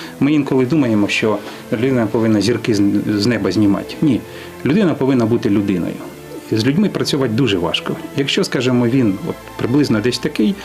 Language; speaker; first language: Ukrainian; native; Ukrainian